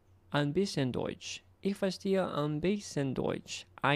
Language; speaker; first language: German; non-native, learner; Portuguese